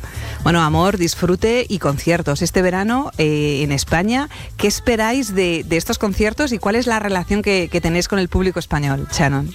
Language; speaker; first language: Spanish; native; Spanish